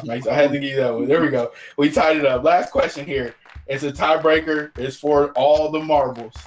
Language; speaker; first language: English; native; English